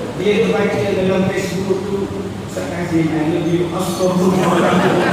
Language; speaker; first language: Malay; native; Malay